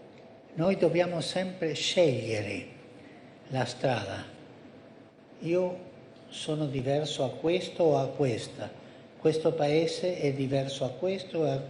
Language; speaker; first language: Italian; non-native, fluent; Spanish